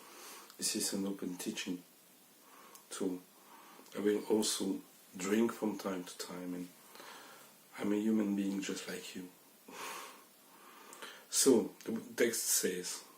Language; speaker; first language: English; non-native, fluent; French